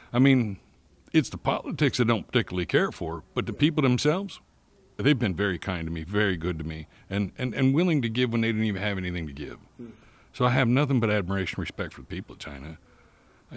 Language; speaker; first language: English; native; English